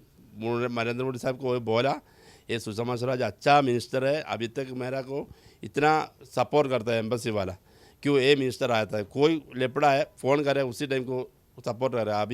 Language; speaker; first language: Hindi; non-native, local second language; Malayalam